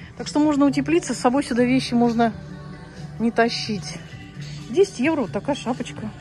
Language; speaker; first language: Russian; native; Russian